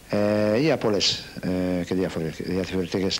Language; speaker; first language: Greek; non-native, learner; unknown